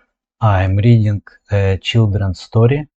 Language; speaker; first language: English; non-native, learner; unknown